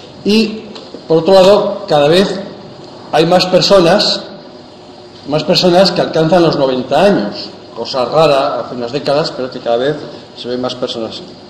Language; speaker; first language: Spanish; native; Spanish